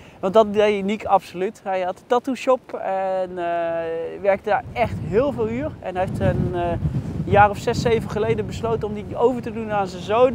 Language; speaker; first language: Dutch; native; Dutch